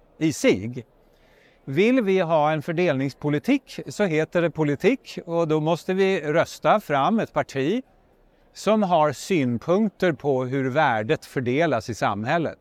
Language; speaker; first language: Swedish; native; Swedish